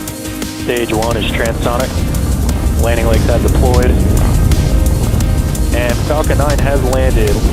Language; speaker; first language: English; native; English